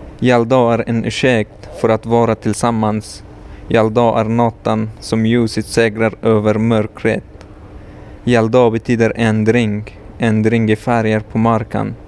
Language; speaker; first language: Swedish; non-native, learner; Persian